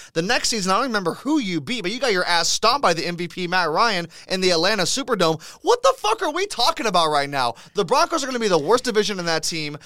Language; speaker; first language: English; native; English